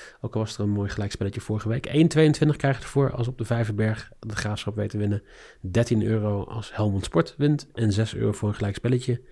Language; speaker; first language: Dutch; native; Dutch